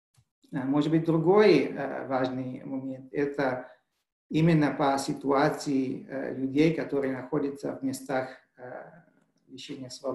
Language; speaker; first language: Russian; non-native, fluent; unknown